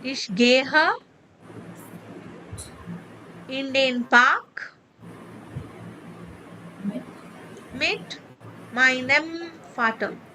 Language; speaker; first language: German; non-native, fluent; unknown